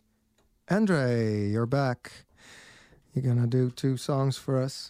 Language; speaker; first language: English; non-native, fluent; Dutch